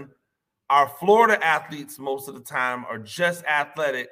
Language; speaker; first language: English; native; English